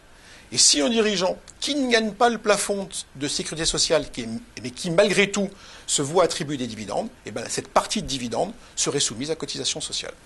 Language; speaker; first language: French; native; French